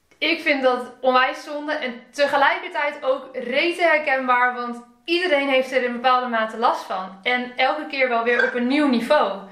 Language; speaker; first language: Dutch; native; Dutch